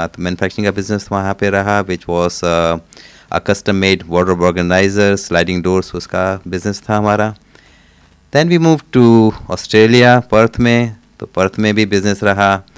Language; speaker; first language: Hindi; non-native, local second language; Punjabi